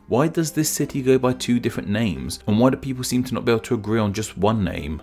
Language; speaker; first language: English; native; English